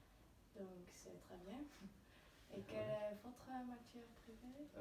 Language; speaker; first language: French; non-native, learner; Dutch